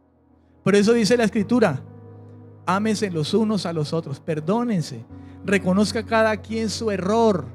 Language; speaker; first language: Spanish; native; Spanish